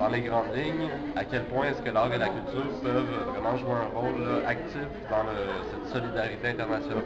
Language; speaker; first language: French; native; French